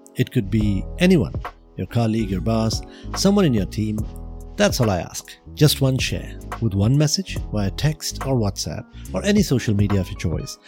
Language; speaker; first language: English; non-native, local second language; Gujarati